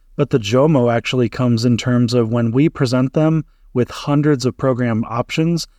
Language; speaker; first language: English; native; English